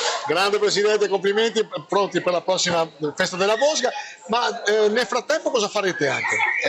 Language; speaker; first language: Italian; native; Italian